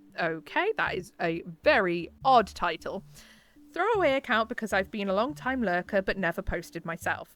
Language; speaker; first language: English; native; English